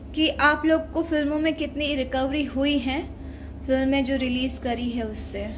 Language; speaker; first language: Hindi; non-native, local second language; Gujarati